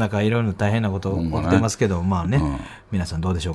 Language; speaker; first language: Japanese; native; Japanese